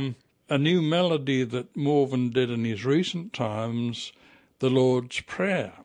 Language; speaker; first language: English; native; English